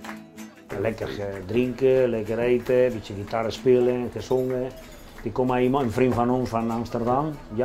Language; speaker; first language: Dutch; non-native, learner; Spanish